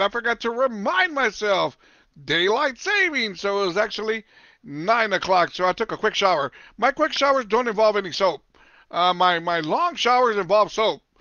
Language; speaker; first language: English; native; English